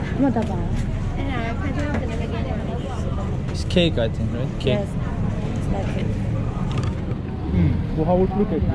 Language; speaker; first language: English; non-native, learner; Turkish